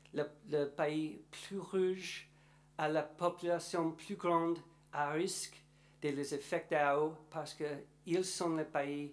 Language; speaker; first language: French; non-native, learner; English